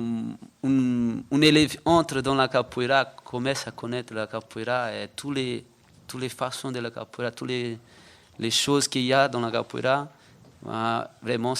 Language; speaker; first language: French; non-native, fluent; Portuguese